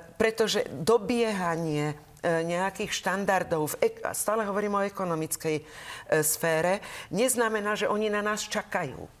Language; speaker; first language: Slovak; native; Slovak